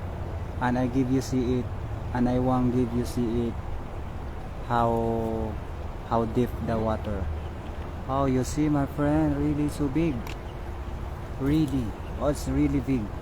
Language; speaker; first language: English; non-native, local second language; Filipino